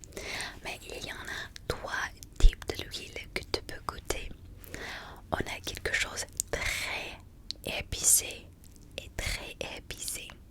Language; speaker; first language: French; non-native, fluent; English